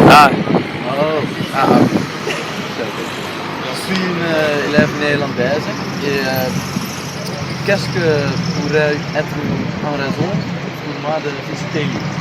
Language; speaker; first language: French; non-native, learner; Dutch